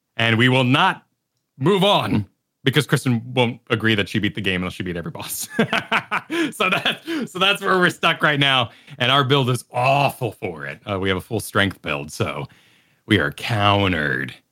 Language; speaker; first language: English; native; English